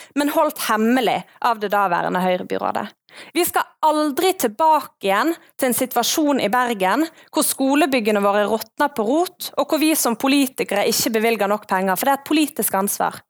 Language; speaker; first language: Norwegian; native; Norwegian